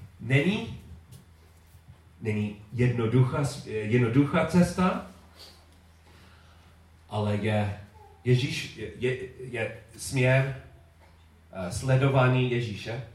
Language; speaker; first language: Czech; non-native, learner; English